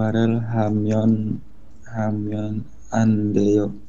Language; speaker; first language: Korean; non-native, learner; Indonesian